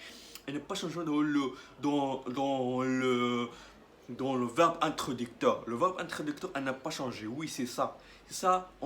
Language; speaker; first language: French; non-native, learner; Arabic